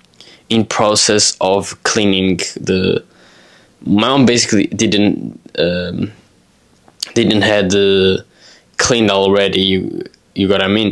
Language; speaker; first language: English; non-native, fluent; Portuguese